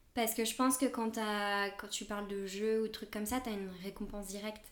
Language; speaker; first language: French; native; French